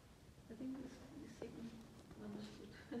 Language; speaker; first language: English; non-native, fluent; Danish